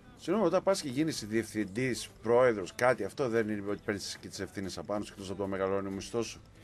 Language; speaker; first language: Greek; early bilingual, heritage; Greek